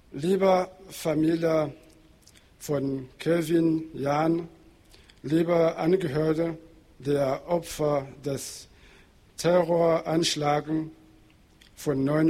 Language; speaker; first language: German; non-native, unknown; Portuguese